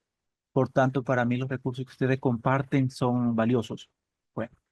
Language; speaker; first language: Spanish; native; Spanish